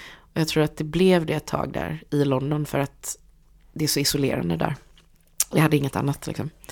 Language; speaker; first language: Swedish; early bilingual, other home language; Chinese